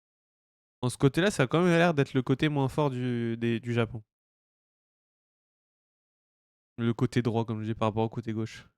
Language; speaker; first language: French; native; French